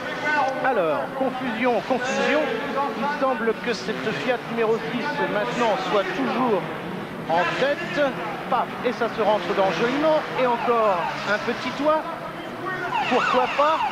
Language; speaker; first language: French; native; French